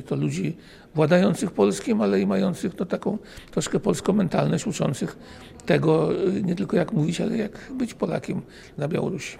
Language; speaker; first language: Polish; native; Polish